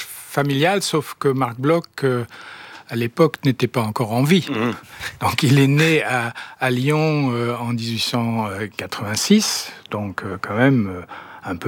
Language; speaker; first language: French; non-native, fluent; German